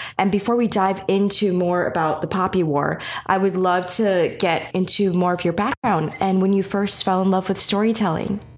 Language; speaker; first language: English; native; English